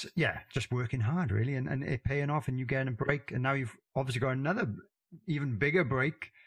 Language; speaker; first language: English; native; English